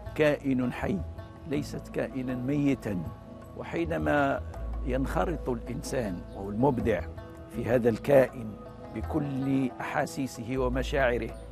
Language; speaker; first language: Arabic; native; Arabic